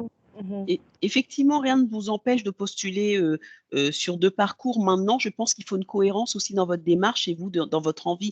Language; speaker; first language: French; native; French